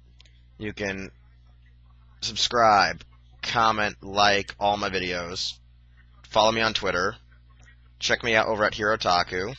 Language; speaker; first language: English; native; English